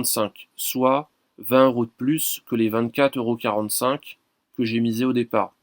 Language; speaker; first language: French; native; French